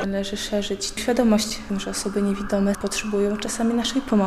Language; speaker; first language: Polish; native; Polish